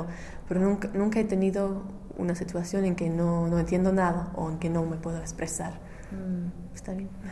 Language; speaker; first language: Spanish; non-native, fluent; English